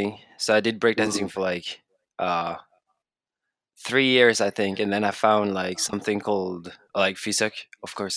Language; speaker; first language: English; non-native, fluent; Norwegian